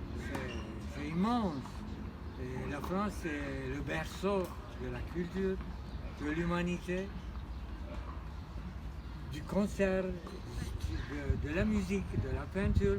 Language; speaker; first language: French; non-native, fluent; Turkish